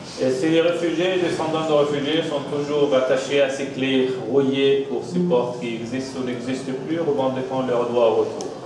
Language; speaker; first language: French; non-native, fluent; Arabic